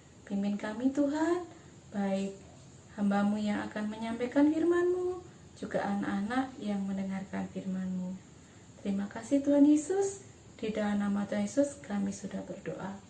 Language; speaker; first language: Indonesian; native; Indonesian